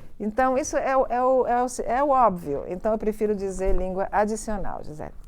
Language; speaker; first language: Portuguese; early bilingual, other home language; Italian